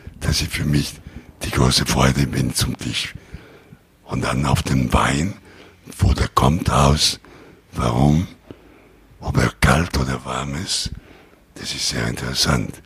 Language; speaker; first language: German; non-native, fluent; Italian